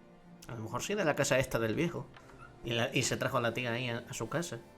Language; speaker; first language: Spanish; native; Spanish